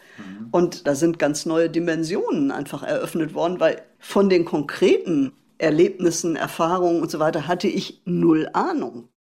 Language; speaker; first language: German; native; German